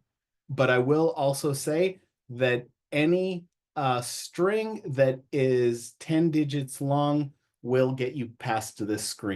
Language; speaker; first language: English; native; English